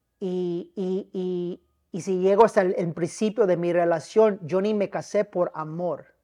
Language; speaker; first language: Spanish; early bilingual, heritage; Spanish